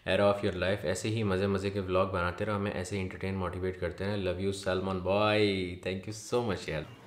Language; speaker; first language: Hindi; native; Hindi